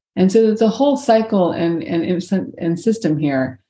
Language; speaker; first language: English; native; English